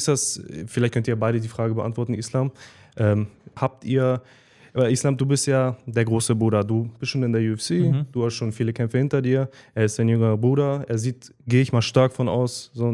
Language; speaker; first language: German; native; German